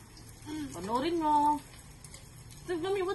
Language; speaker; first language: Filipino; non-native, local second language; Cebuano